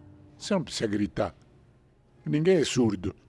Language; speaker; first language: Portuguese; non-native, fluent; Italian